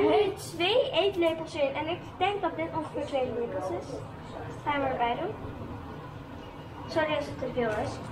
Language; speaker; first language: Dutch; early bilingual, other home language; Indonesian